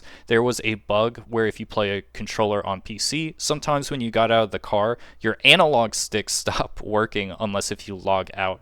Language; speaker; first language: English; native; English